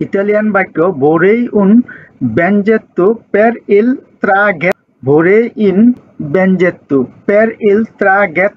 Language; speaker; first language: Italian; non-native, fluent; Bangla